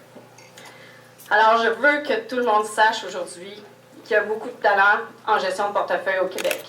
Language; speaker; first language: French; native; French